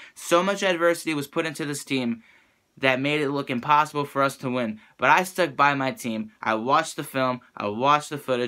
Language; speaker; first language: English; native; English